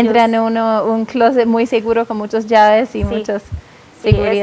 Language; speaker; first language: Spanish; non-native, fluent; English